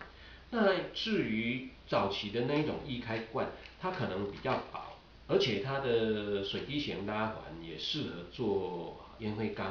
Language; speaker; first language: Chinese; native; Chinese